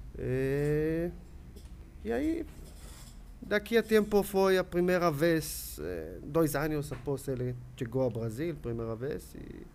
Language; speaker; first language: Portuguese; non-native, learner; Hebrew